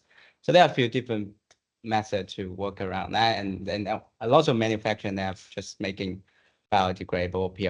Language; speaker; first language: English; non-native, fluent; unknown